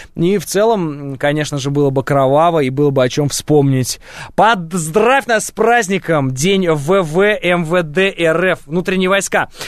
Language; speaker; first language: Russian; native; Russian